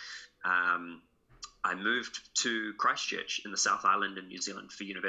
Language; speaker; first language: English; native; English